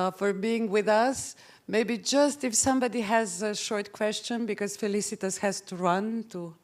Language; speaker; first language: English; non-native, fluent; Slovenian